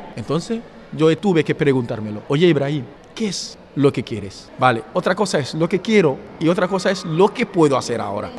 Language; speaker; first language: Spanish; non-native, fluent; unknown